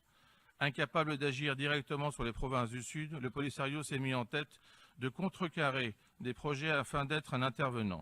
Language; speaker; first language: French; non-native, fluent; Greek